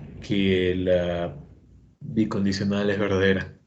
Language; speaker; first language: Spanish; native; Spanish